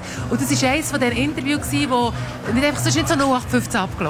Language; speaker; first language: German; native; German